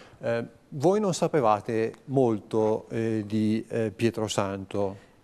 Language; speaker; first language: Italian; native; Italian